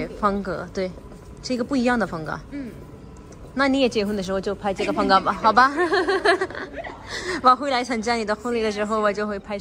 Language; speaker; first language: Chinese; non-native, fluent; Urdu